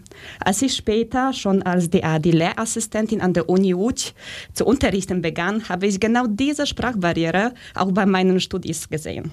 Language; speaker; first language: German; early bilingual, other home language; Polish